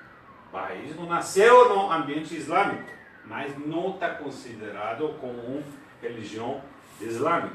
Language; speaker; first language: Portuguese; non-native, learner; Persian